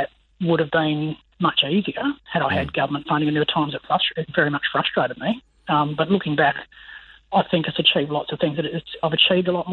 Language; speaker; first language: English; native; English